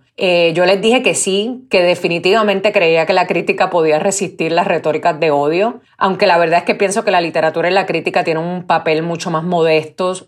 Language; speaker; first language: Spanish; native; Spanish